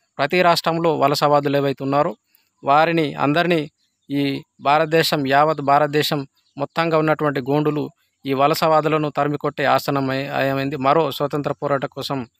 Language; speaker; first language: Telugu; non-native, local second language; Gondi